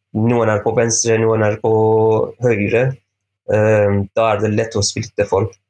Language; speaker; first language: Norwegian; non-native, fluent; Persian